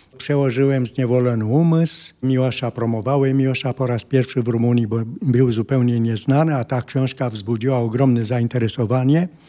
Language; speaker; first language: Polish; non-native, fluent; Romanian